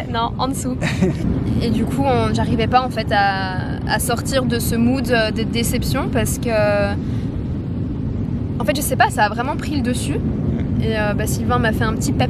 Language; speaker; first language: French; native; French